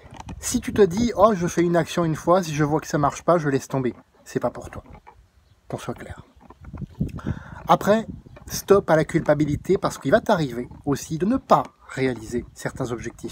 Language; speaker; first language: French; native; French